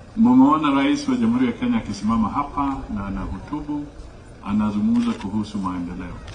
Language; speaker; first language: Swahili; non-native, local second language; Luyia